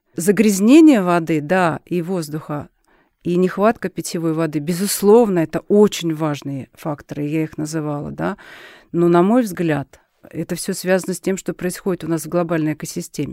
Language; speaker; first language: Russian; native; Russian